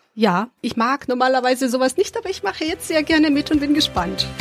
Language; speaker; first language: German; early bilingual, other home language; Serbian